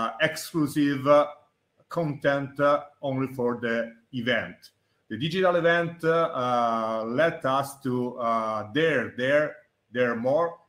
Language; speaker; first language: English; non-native, fluent; Italian